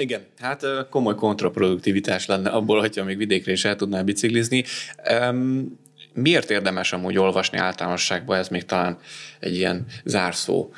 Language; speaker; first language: Hungarian; native; Hungarian